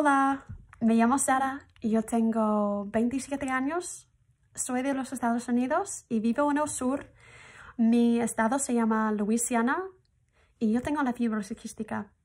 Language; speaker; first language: Spanish; non-native, fluent; English